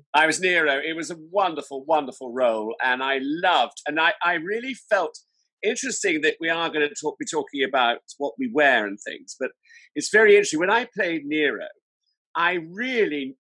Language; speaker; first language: English; native; English